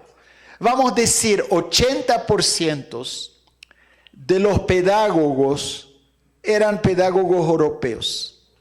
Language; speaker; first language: Spanish; non-native, fluent; Arabic